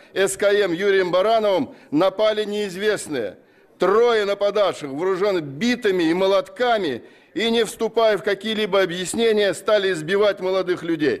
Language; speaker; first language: Russian; native; Russian